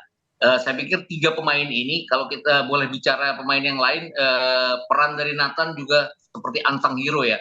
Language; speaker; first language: Indonesian; native; Indonesian